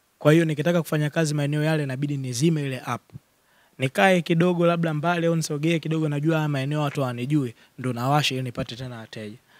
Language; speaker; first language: Swahili; native; Swahili